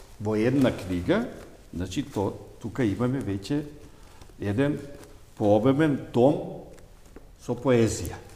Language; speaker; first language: Macedonian; native; Macedonian